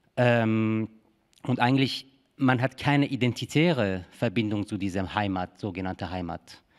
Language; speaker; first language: German; non-native, fluent; Persian